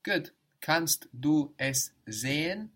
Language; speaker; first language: German; non-native, fluent; English